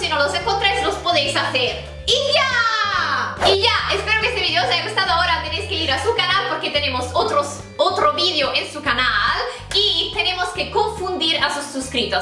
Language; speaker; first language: Spanish; non-native, fluent; Italian